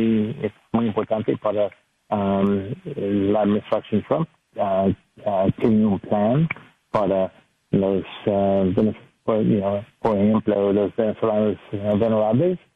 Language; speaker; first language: Spanish; non-native, learner; English